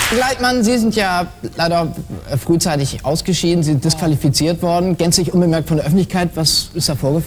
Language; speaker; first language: German; native; German